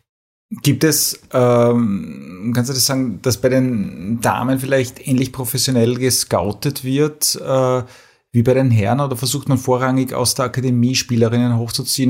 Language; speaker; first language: German; native; German